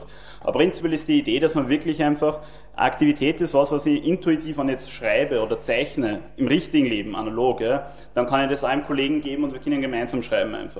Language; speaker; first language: German; native; German